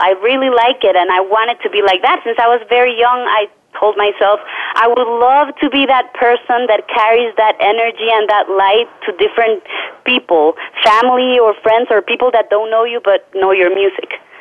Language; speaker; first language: English; non-native, fluent; Spanish